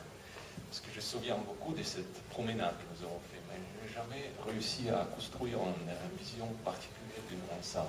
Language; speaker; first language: French; non-native, fluent; Russian